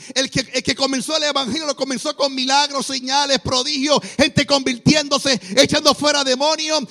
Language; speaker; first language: Spanish; native; Spanish